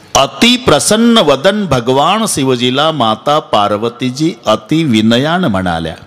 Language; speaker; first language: Hindi; non-native, local second language; Marathi